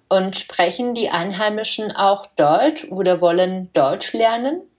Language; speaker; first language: German; non-native, fluent; Czech